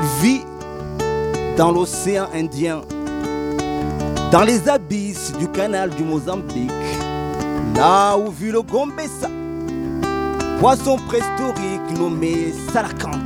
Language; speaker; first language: French; native; French